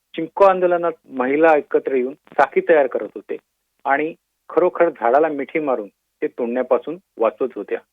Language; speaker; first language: Marathi; native; Marathi